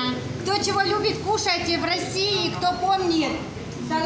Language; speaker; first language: Russian; non-native, learner; Vietnamese